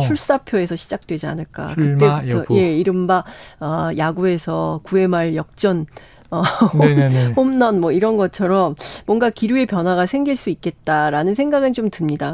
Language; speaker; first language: Korean; native; Korean